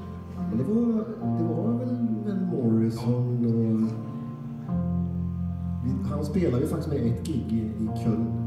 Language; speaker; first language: Swedish; native; Swedish